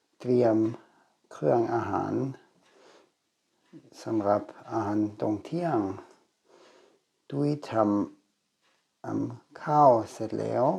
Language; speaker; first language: Thai; non-native, learner; German